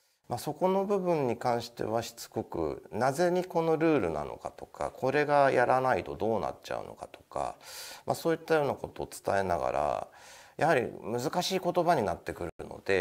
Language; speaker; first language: Japanese; native; Japanese